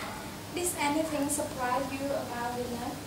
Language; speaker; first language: English; non-native, learner; Vietnamese